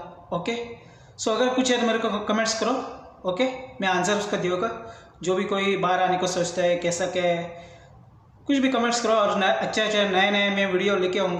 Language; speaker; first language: Hindi; non-native, local second language; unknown